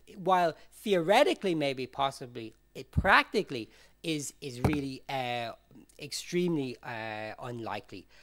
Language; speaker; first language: English; native; English